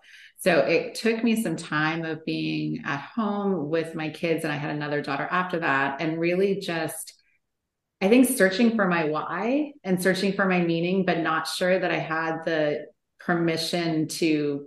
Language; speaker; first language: English; native; English